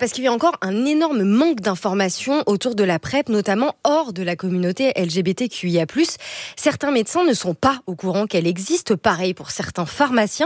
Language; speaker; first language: French; native; French